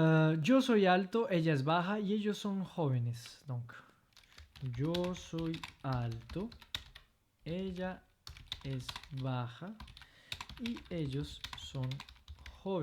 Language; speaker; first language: Spanish; non-native, fluent; French